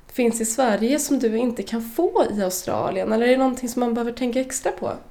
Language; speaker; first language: Swedish; native; Swedish